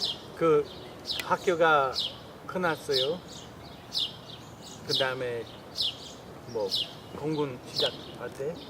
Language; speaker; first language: Korean; non-native, learner; English